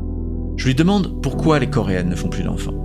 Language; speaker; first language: French; native; French